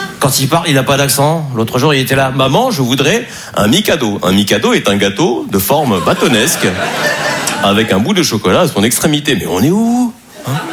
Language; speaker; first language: French; native; French